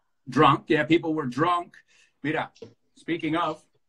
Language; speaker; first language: English; native; English